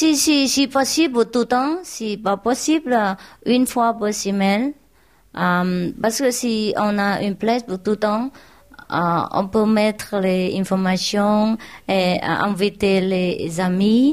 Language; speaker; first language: French; non-native, learner; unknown